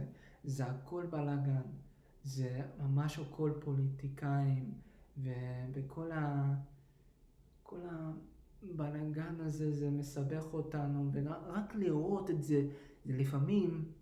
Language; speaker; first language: Hebrew; early bilingual, heritage; English